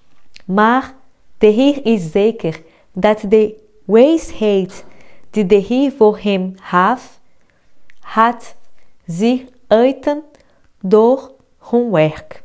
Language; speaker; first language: Dutch; non-native, fluent; Portuguese